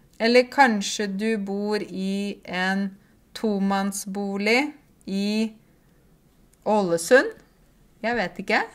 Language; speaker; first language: Norwegian; native; Norwegian